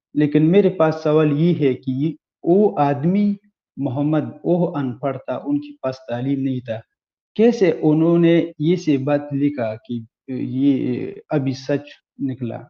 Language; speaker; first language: Hindi; non-native, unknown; Pashto